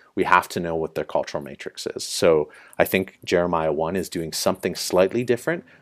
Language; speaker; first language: English; native; English